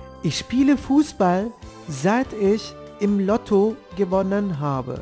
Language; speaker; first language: German; non-native, fluent; Turkish